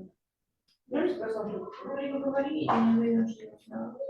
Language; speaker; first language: Russian; early bilingual, heritage; Russian